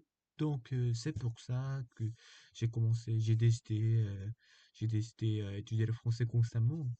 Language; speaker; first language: French; non-native, fluent; Korean